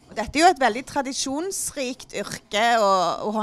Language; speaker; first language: Norwegian; native; Norwegian